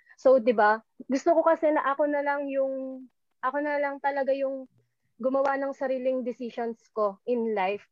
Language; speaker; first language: Filipino; non-native, local second language; Pampanga